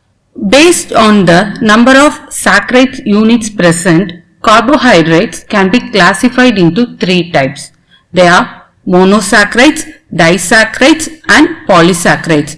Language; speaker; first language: English; non-native, local second language; Tamil